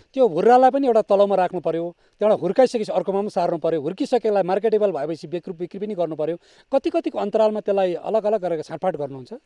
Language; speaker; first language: Nepali; native; Nepali